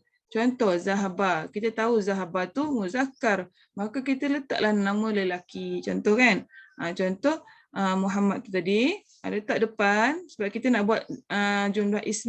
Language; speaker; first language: Malay; native; Malay